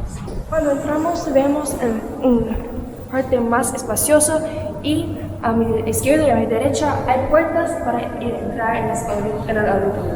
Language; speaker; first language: Spanish; non-native, local second language; Low German